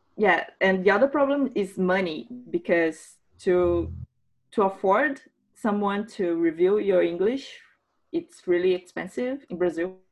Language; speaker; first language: English; non-native, fluent; Portuguese